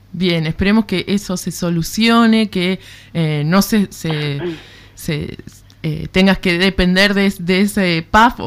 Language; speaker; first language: Spanish; native; Spanish